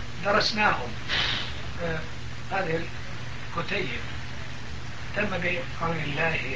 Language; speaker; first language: Arabic; non-native, fluent; Turkish